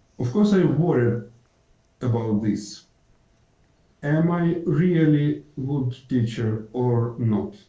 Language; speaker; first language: English; non-native, fluent; Ukrainian